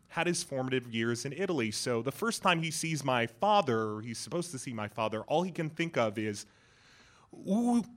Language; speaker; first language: English; early bilingual, other home language; Persian